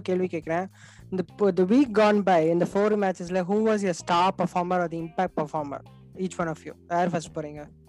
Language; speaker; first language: English; non-native, local second language; Tamil